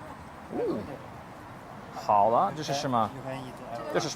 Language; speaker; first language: Chinese; non-native, fluent; English